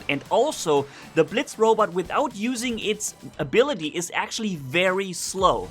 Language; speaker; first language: English; non-native, fluent; German